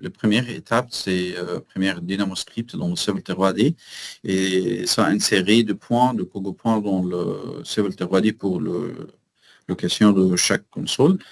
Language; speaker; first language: French; non-native, learner; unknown